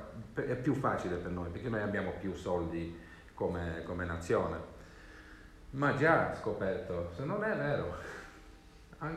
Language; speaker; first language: Italian; non-native, learner; Swedish